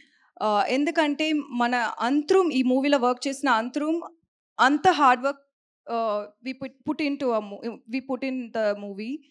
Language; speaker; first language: Telugu; non-native, learner; Tamil